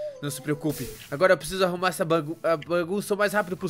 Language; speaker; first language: Portuguese; native; Portuguese